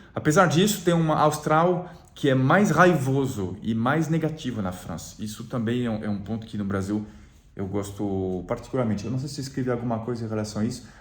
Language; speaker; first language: Portuguese; non-native, fluent; French